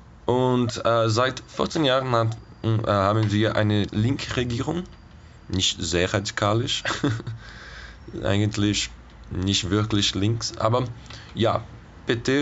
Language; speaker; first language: German; non-native, fluent; Portuguese